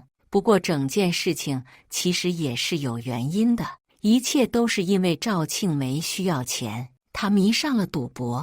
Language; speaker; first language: Chinese; native; Chinese